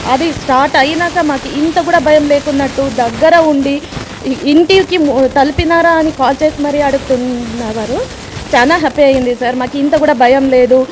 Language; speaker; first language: Telugu; non-native, local second language; Kannada